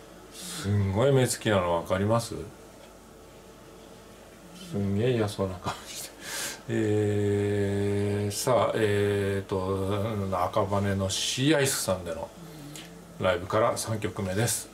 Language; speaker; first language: Japanese; native; Japanese